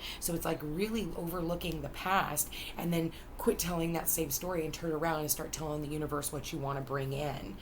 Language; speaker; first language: English; native; English